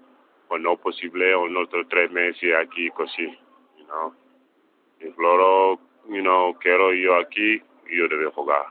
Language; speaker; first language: Spanish; non-native, learner; English